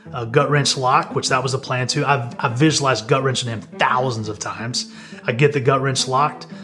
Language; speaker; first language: English; native; English